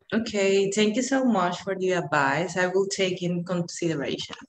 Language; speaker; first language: English; non-native, fluent; Spanish